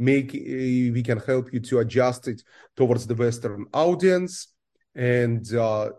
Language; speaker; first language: English; non-native, fluent; Russian